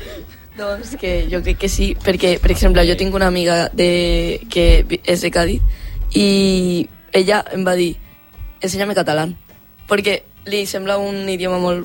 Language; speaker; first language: Catalan; non-native, local second language; Spanish